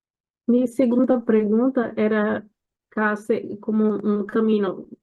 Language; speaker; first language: Spanish; non-native, fluent; Portuguese